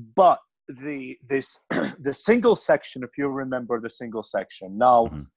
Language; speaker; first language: English; non-native, fluent; Arabic